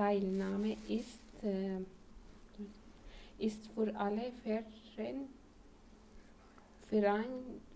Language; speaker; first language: German; non-native, learner; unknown